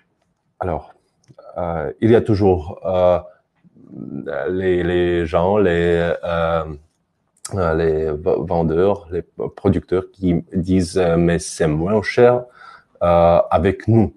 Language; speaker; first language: French; non-native, fluent; Russian